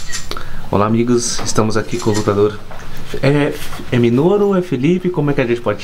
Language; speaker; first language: Portuguese; native; Portuguese